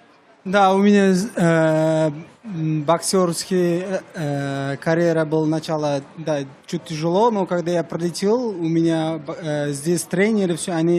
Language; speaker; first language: Russian; non-native, learner; Uzbek